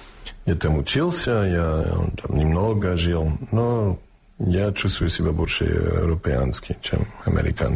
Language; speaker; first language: Russian; non-native, fluent; English